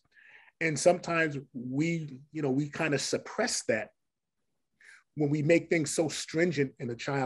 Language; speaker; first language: English; native; English